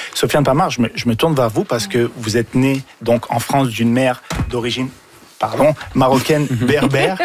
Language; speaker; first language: French; early bilingual, other home language; Arabic